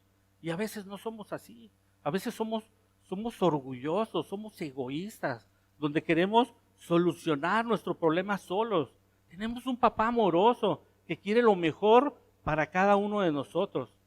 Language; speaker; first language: Spanish; native; Spanish